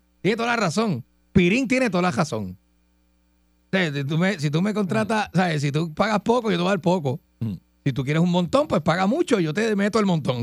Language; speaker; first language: Spanish; native; Spanish